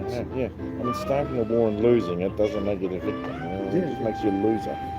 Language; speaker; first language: English; native; English